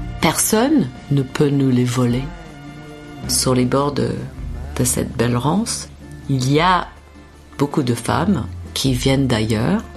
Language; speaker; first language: French; non-native, fluent; English